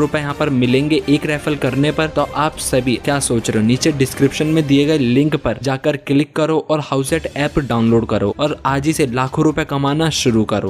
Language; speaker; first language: Hindi; native; Hindi